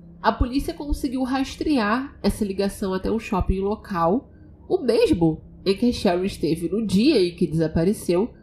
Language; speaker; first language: Portuguese; native; Portuguese